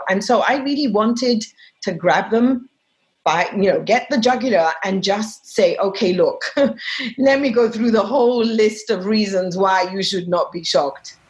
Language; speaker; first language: English; non-native, fluent; Arabic